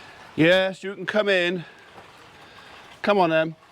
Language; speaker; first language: English; native; English